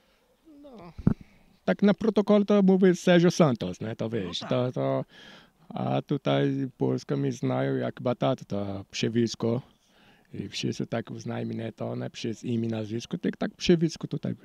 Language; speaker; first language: Polish; non-native, learner; Portuguese